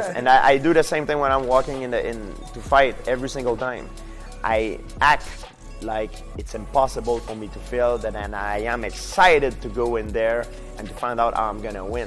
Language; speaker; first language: English; non-native, local second language; French